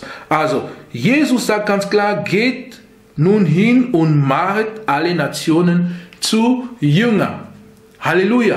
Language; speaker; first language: German; non-native, fluent; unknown